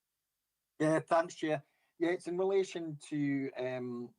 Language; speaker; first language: English; native; English